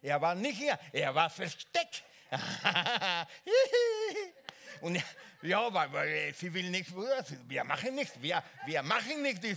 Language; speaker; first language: German; non-native, learner; Spanish